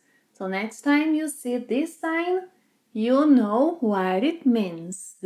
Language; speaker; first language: English; non-native, fluent; Portuguese